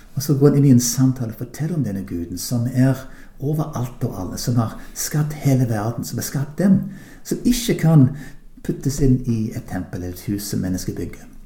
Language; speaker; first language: Norwegian; non-native, fluent; English